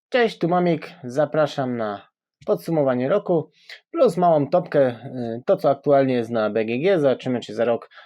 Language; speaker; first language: Polish; native; Polish